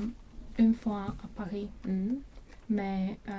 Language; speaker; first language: French; non-native, learner; Latvian